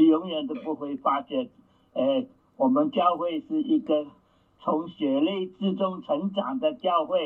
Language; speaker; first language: Chinese; native; Chinese